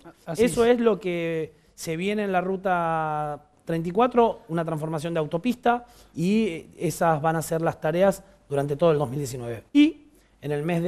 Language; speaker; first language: Spanish; native; Spanish